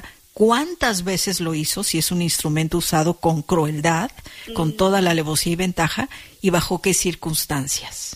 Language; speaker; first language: Spanish; native; Spanish